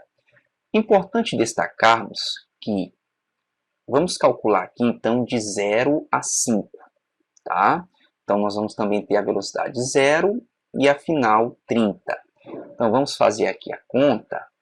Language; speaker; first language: Portuguese; native; Portuguese